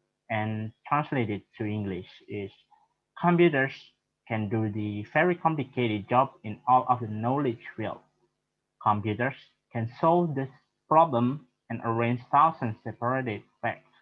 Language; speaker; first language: English; non-native, learner; Indonesian